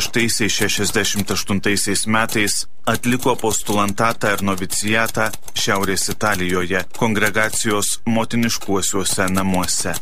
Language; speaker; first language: Lithuanian; native; Lithuanian